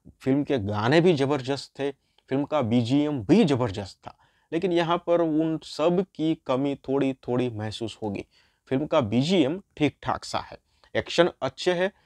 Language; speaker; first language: Hindi; non-native, local second language; Gujarati